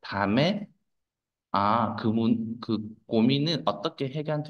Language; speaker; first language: Korean; non-native, fluent; Vietnamese